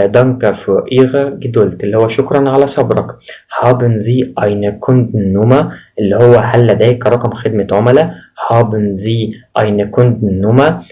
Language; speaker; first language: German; non-native, fluent; Arabic